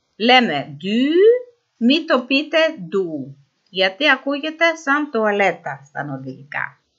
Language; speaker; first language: Greek; non-native, fluent; Norwegian